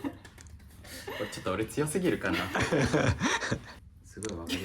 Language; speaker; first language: Japanese; native; Japanese